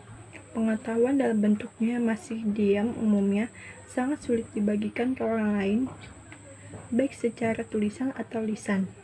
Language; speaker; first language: Indonesian; native; Indonesian